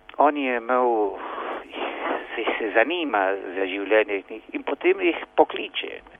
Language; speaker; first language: Slovenian; early bilingual, heritage; Slovenian